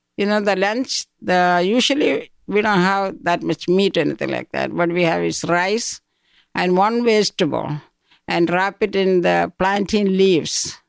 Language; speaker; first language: English; non-native, local second language; Malayalam